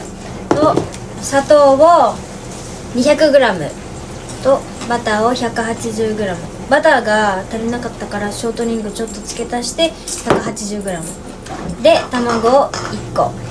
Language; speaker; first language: Japanese; early bilingual, other home language; Filipino